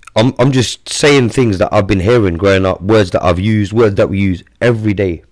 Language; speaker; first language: English; native; English